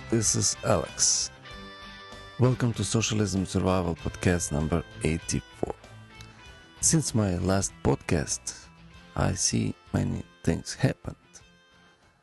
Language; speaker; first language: English; non-native, fluent; Ukrainian